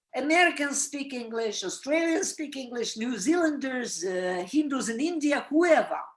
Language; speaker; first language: English; non-native, fluent; Russian